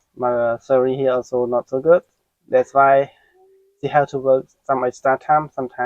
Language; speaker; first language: English; non-native, learner; Khmer